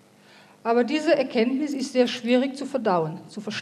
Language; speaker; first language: German; native; German